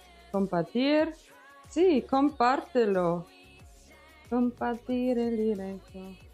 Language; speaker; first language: Spanish; non-native, fluent; German